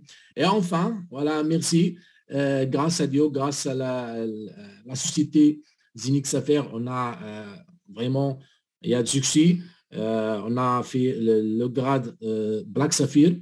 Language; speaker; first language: French; non-native, learner; Arabic